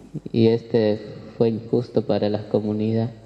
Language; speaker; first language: Spanish; non-native, local second language; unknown